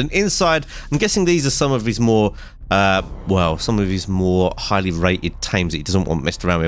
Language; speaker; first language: English; native; English